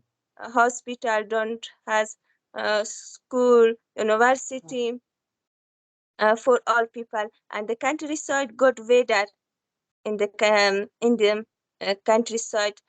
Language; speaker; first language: English; non-native, learner; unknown